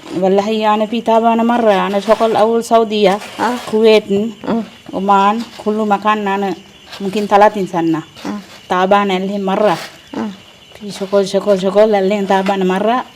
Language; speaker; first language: Arabic; non-native, learner; Sinhala